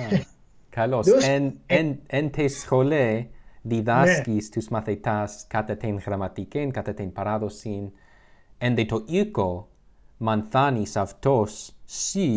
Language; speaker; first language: Greek; non-native, learner; English